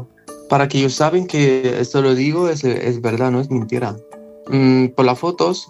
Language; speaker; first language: Spanish; non-native, learner; Arabic